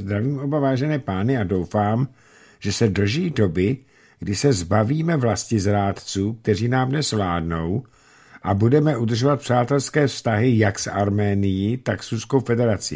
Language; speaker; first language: Czech; native; Czech